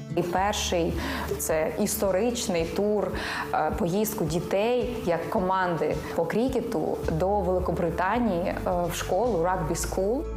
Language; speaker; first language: Ukrainian; native; Ukrainian